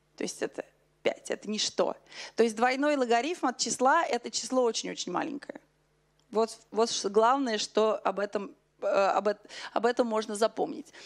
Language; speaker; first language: Russian; native; Russian